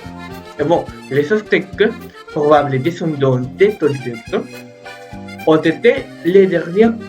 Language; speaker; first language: French; non-native, learner; Spanish